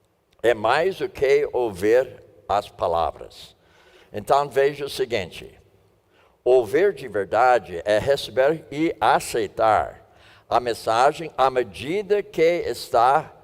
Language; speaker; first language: Portuguese; non-native, fluent; English